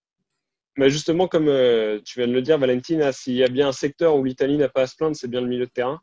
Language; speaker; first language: French; native; French